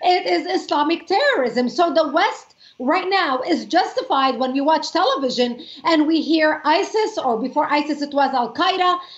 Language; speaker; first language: English; non-native, fluent; Arabic